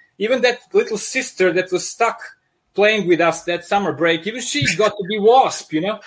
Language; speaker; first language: English; non-native, fluent; Serbian